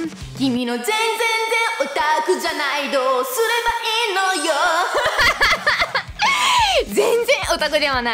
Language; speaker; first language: Japanese; non-native, fluent; Italian